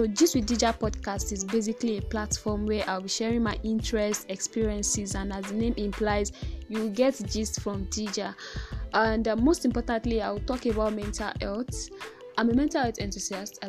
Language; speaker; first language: English; non-native, local second language; Yoruba